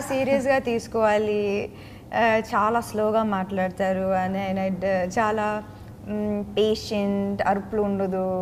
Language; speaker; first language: Telugu; non-native, fluent; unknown